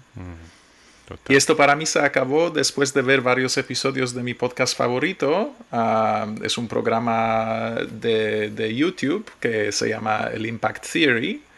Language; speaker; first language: Spanish; non-native, fluent; Polish